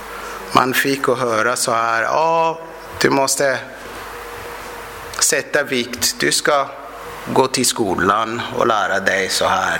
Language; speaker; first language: Swedish; non-native, fluent; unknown